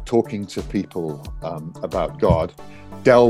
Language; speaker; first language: English; native; English